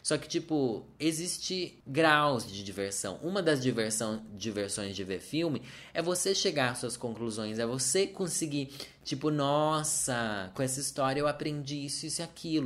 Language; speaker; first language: Portuguese; native; Portuguese